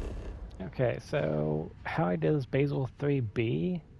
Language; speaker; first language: English; native; English